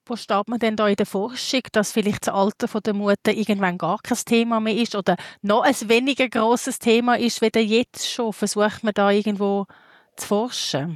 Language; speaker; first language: German; native; German